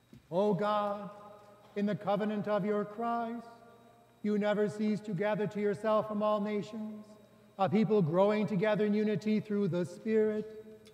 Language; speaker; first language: English; native; English